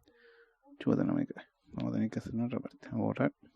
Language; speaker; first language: Spanish; native; Spanish